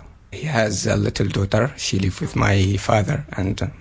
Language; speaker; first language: English; non-native, learner; Arabic